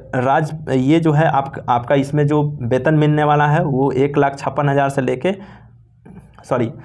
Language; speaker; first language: Hindi; native; Hindi